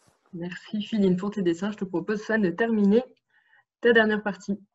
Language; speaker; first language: French; native; French